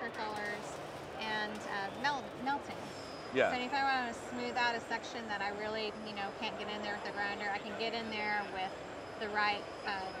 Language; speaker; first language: English; native; English